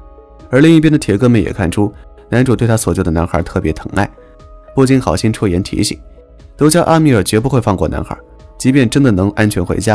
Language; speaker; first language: Chinese; native; Chinese